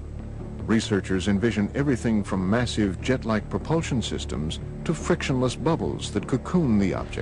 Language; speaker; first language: English; native; English